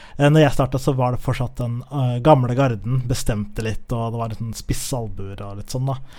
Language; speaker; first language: Norwegian; early bilingual, other home language; Somali